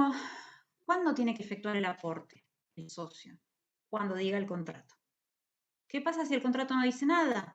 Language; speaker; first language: Spanish; native; Spanish